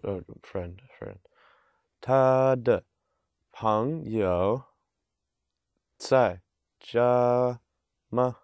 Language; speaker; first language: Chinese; non-native, learner; English